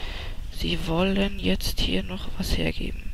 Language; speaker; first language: German; native; German